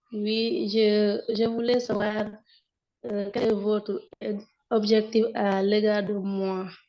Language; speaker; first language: French; non-native, local second language; Wolof